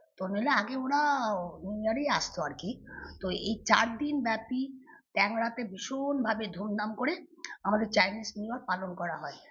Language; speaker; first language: Bangla; non-native, local second language; Hakka Chinese